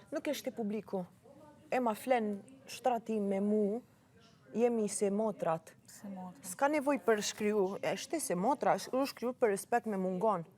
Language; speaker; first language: Albanian; early bilingual, heritage; Albanian